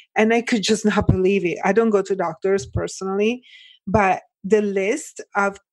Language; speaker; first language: English; early bilingual, other home language; Italian